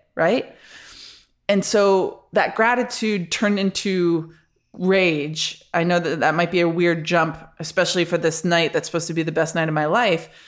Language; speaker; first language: English; native; English